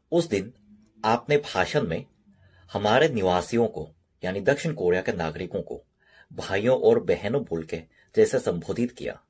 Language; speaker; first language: Hindi; non-native, learner; Korean